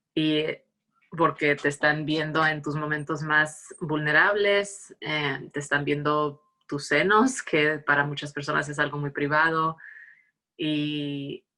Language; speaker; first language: Spanish; early bilingual, heritage; Spanish